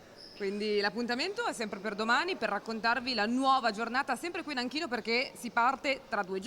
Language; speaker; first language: Italian; native; Italian